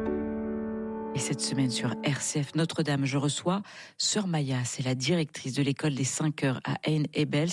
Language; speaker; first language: French; native; French